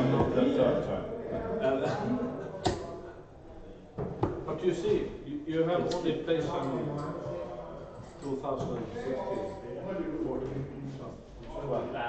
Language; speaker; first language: English; non-native, learner; Norwegian